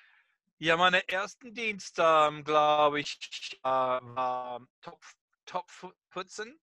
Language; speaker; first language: German; non-native, fluent; English